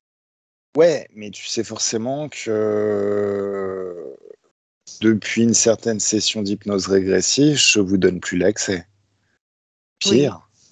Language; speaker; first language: French; native; French